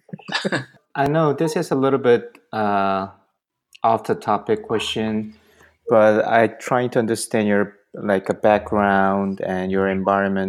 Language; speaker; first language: English; non-native, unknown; Korean